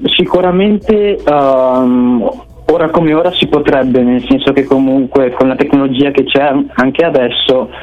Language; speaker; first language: Italian; early bilingual, other home language; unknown